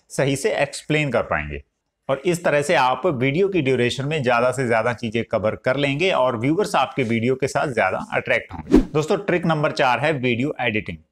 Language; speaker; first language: Hindi; native; Hindi